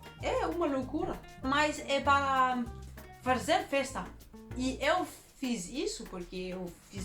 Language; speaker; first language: Portuguese; non-native, learner; Danish